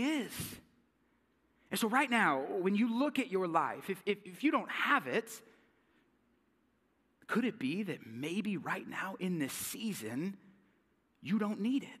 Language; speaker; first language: English; native; English